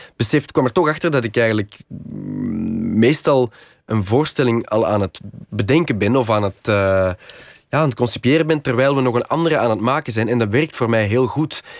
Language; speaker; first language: Dutch; native; Dutch